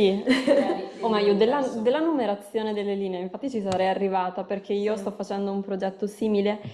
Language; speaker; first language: Italian; native; Italian